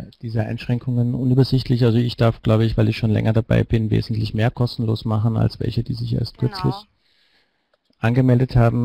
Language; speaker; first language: German; native; German